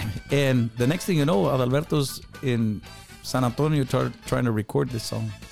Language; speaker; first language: English; early bilingual, other home language; Spanish